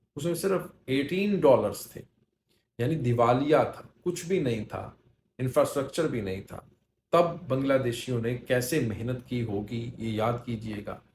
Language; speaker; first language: Urdu; native; Urdu